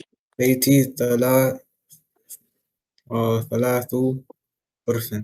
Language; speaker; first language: Arabic; non-native, learner; English